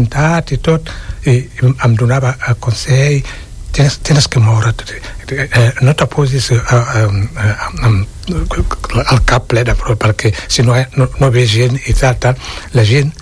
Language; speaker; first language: Catalan; non-native, fluent; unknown